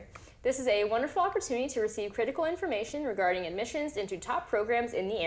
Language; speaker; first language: English; native; English